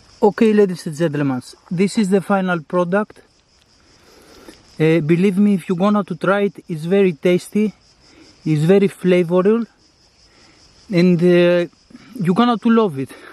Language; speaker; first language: English; non-native, learner; Greek